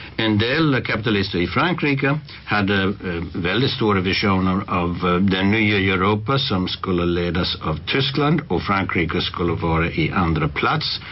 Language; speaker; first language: Swedish; non-native, fluent; English